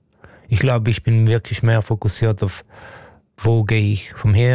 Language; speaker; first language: German; non-native, fluent; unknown